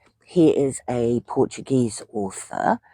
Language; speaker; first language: English; native; English